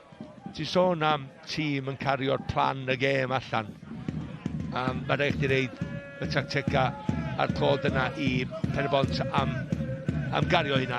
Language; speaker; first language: Welsh; native; Welsh